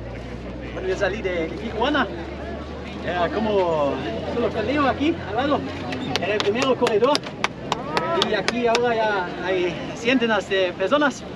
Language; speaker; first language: Spanish; non-native, fluent; German